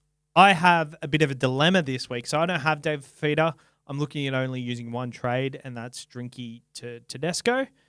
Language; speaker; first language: English; native; English